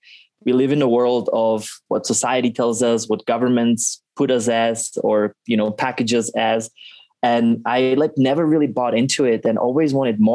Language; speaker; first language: English; non-native, fluent; Czech